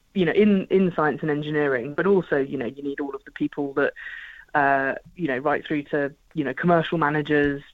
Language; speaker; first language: English; native; English